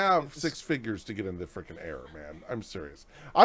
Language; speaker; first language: English; native; English